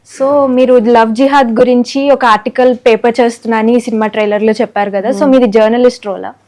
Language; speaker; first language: Telugu; native; Telugu